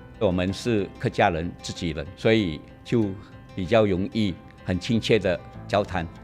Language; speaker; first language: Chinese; non-native, local second language; Hakka Chinese